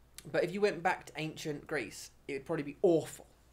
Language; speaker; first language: English; native; English